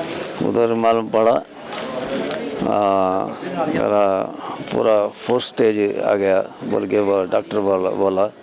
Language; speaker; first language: Hindi; non-native, local second language; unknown